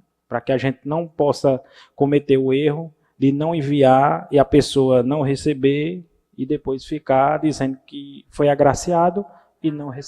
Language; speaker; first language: Portuguese; native; Portuguese